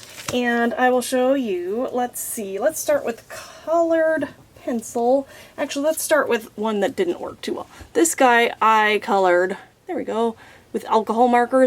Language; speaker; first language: English; native; English